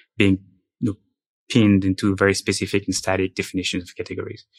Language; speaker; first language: English; non-native, fluent; French